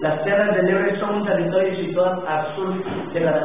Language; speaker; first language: Catalan; non-native, learner; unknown